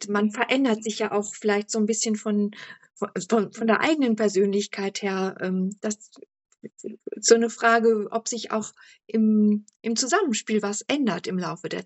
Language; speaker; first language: German; native; German